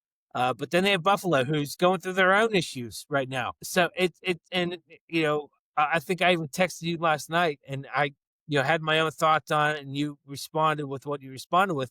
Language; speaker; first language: English; native; English